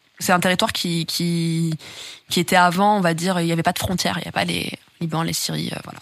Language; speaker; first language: French; native; French